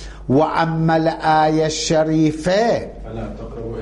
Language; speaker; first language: Arabic; native; Arabic